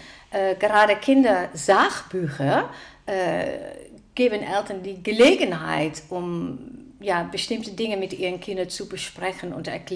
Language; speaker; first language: German; non-native, fluent; Dutch